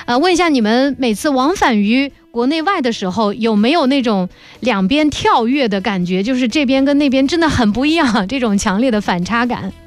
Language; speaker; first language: Chinese; native; Chinese